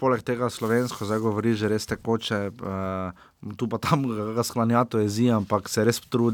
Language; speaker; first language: Slovenian; native; Slovenian